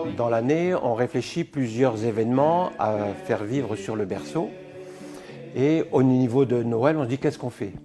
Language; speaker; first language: French; native; French